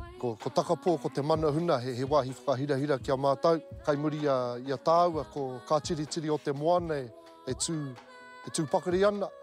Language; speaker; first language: Māori; native; Māori